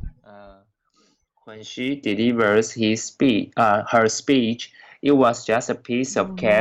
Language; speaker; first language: English; non-native, learner; Chinese